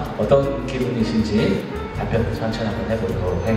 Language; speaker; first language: Korean; native; Korean